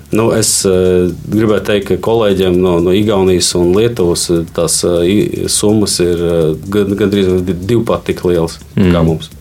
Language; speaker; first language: Latvian; non-native, local second language; Russian